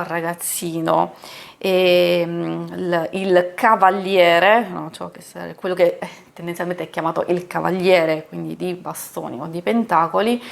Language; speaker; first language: Italian; native; Italian